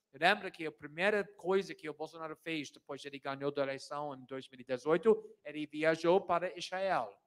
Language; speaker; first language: Portuguese; non-native, fluent; English